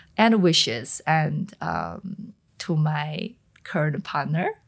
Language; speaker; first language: English; non-native, fluent; Chinese